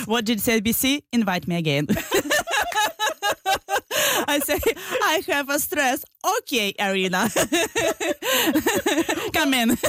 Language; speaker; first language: English; non-native, learner; Ukrainian